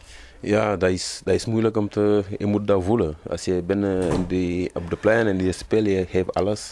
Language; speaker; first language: Dutch; non-native, learner; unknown